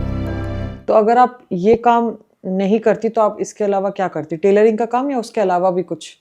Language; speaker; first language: Hindi; native; Hindi